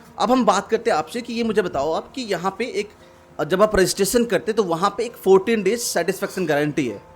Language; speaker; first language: Hindi; native; Hindi